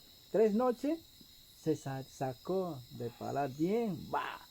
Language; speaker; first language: Spanish; non-native, local second language; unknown